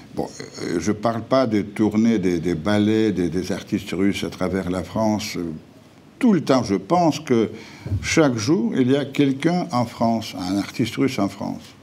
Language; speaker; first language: French; non-native, fluent; Russian